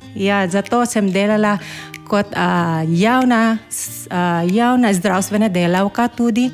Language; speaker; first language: Slovenian; non-native, learner; Filipino